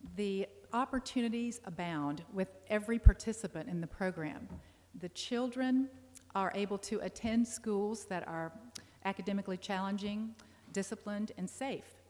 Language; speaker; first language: English; native; English